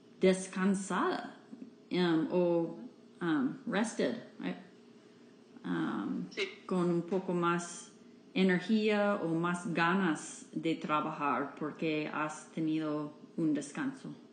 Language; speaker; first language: Spanish; non-native, fluent; English